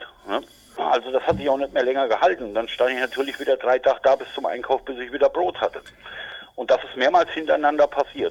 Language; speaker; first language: German; native; German